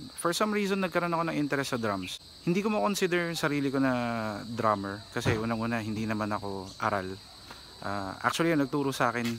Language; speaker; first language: Filipino; native; Filipino